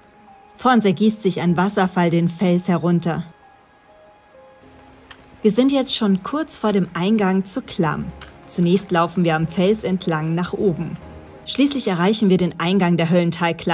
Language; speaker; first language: German; native; German